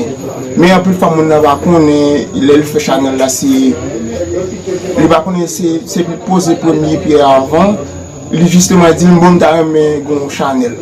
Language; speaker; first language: French; non-native, learner; Haitian Creole